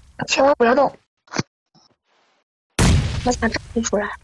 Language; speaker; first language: Chinese; native; Chinese